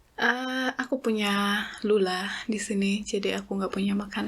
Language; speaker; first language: Indonesian; native; Indonesian